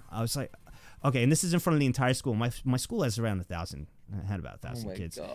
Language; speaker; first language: English; native; English